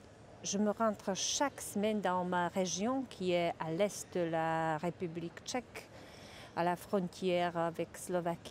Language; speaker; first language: French; non-native, fluent; Czech